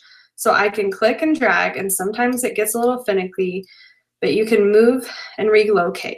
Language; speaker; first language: English; native; English